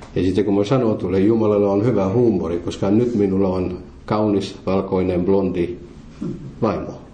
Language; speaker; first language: Finnish; non-native, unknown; Morisyen